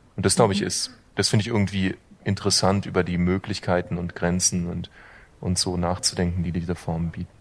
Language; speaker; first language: German; native; German